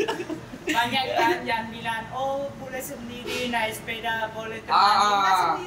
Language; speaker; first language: Indonesian; non-native, fluent; Spanish